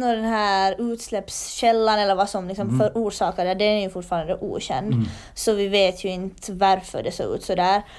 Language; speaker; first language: Swedish; native; Swedish